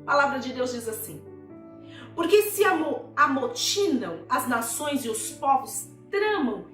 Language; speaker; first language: Portuguese; native; Portuguese